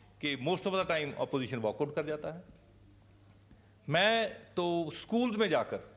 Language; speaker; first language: Hindi; non-native, local second language; Punjabi